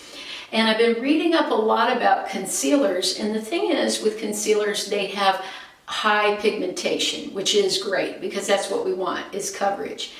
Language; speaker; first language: English; native; English